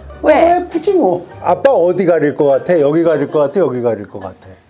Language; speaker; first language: Korean; native; Korean